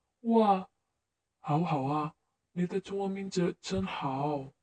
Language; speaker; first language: Chinese; non-native, learner; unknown